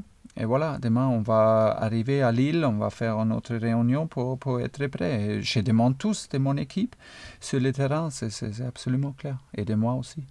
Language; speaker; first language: French; non-native, fluent; German